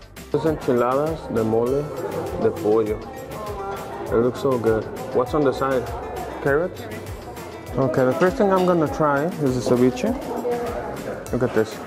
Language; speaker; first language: English; early bilingual, other home language; Spanish